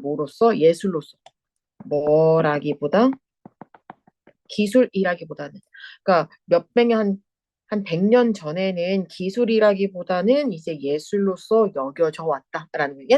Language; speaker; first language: Korean; native; Korean